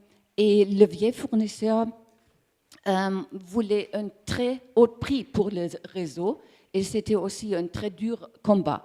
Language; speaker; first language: French; non-native, learner; German